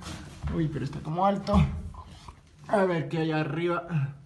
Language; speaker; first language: Spanish; non-native, fluent; French